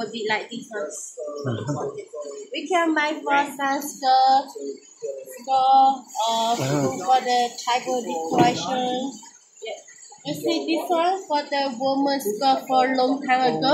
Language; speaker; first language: English; non-native, learner; Hmong